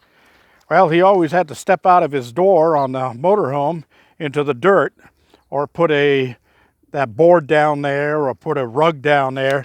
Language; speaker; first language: English; native; English